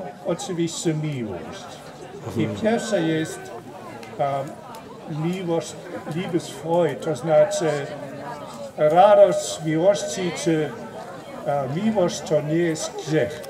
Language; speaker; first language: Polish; non-native, learner; German